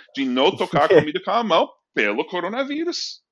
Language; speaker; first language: Portuguese; non-native, fluent; English